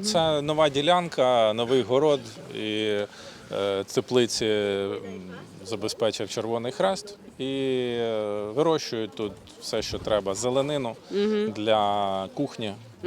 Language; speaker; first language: Ukrainian; native; Ukrainian